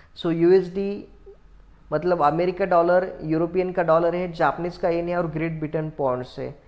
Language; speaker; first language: Hindi; non-native, local second language; Marathi